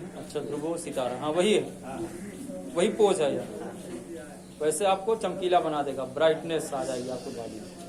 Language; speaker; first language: Hindi; native; Hindi